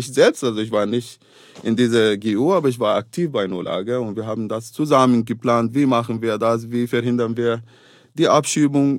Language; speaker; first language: German; non-native, fluent; Arabic